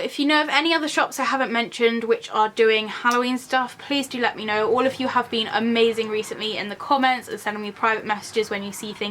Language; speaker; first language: English; native; English